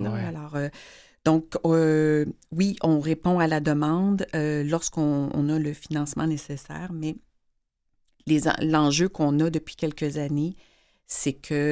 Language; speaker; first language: French; native; French